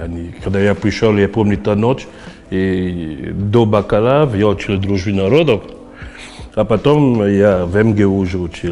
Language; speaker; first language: Russian; non-native, fluent; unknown